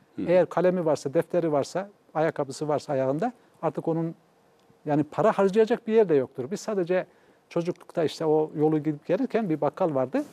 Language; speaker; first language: Turkish; native; Turkish